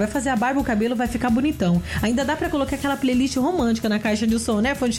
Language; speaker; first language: Portuguese; native; Portuguese